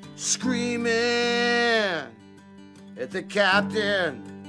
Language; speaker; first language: English; native; English